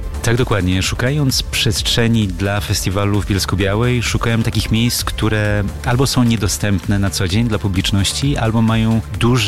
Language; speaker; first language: Polish; native; Polish